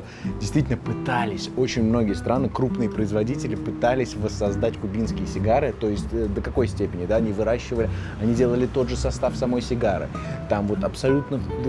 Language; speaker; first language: Russian; native; Russian